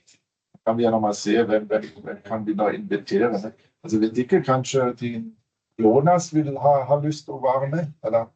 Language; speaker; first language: Norwegian; non-native, fluent; German